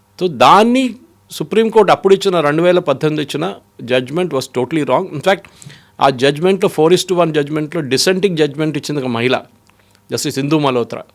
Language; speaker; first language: Telugu; non-native, fluent; Malayalam